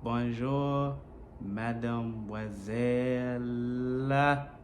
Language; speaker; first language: French; non-native, learner; English